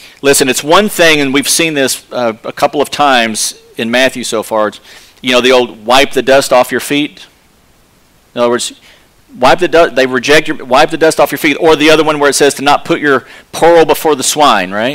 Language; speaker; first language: English; native; English